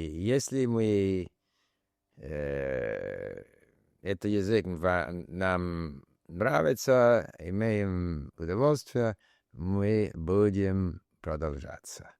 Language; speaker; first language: Russian; non-native, learner; English